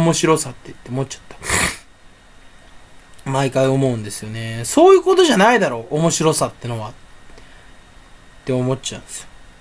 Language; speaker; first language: Japanese; native; Japanese